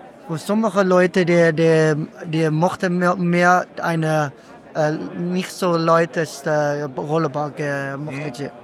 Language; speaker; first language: German; non-native, learner; Dutch